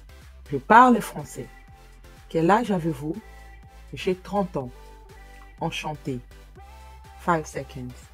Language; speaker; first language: French; non-native, fluent; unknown